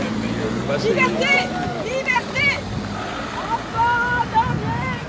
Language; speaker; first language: French; native; French